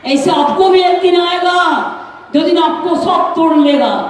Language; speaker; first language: Hindi; non-native, local second language; Bangla